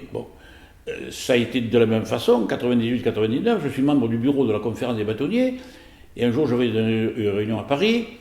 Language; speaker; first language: French; native; French